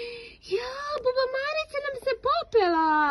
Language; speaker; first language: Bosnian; early bilingual, heritage; Serbian